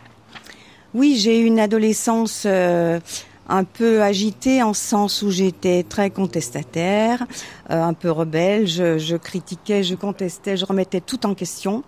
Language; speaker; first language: French; native; French